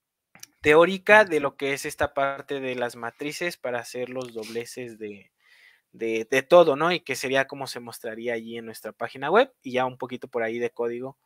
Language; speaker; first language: Spanish; native; Spanish